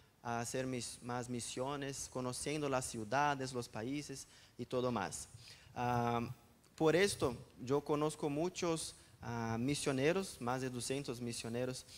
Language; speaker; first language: Spanish; non-native, fluent; Portuguese